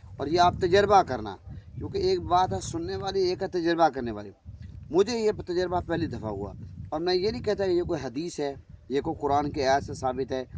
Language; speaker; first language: Urdu; non-native, local second language; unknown